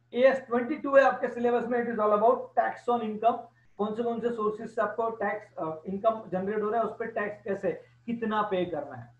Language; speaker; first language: Hindi; non-native, local second language; Gujarati